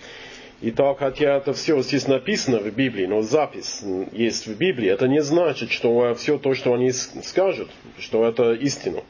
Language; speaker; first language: Russian; non-native, learner; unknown